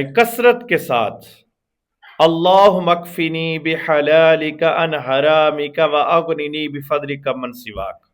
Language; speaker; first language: Urdu; native; Urdu